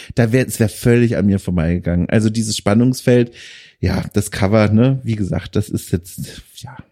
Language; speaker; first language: German; native; German